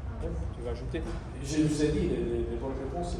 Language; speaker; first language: French; non-native, fluent; Italian